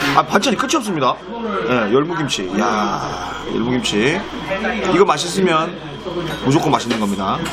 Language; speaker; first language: Korean; native; Korean